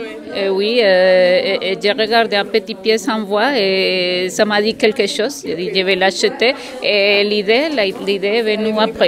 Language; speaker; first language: French; non-native, learner; Spanish